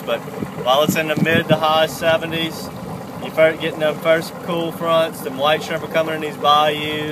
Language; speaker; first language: English; native; English